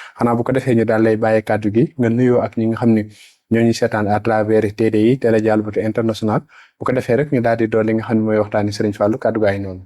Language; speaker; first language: Wolof; native; Wolof